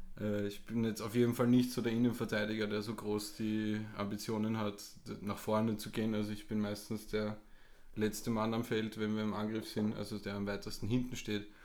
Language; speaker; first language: German; native; German